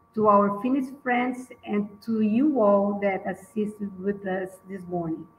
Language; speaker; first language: English; non-native, fluent; Portuguese